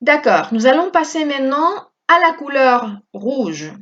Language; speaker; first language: French; non-native, fluent; Spanish